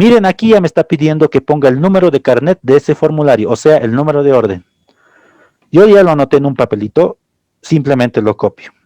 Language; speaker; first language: Spanish; native; Spanish